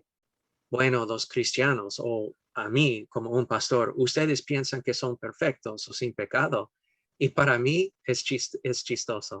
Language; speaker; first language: Spanish; non-native, fluent; English